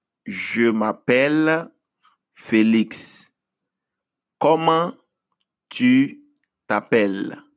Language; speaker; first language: French; non-native, fluent; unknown